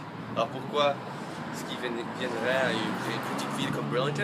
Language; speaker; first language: French; non-native, fluent; English